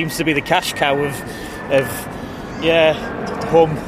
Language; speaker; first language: English; native; English